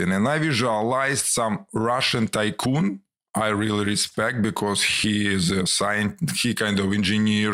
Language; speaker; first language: English; non-native, fluent; Ukrainian